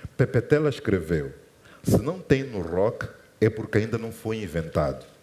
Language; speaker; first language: Portuguese; native; Portuguese